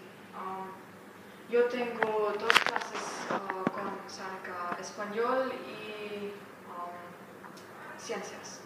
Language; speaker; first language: Spanish; non-native, learner; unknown